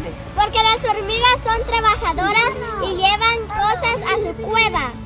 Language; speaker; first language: Spanish; native; Spanish